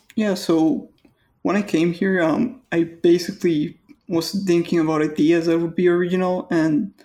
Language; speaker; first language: English; non-native, fluent; Spanish